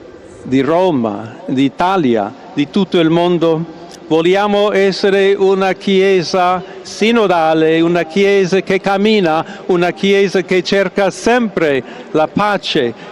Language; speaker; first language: Italian; non-native, fluent; English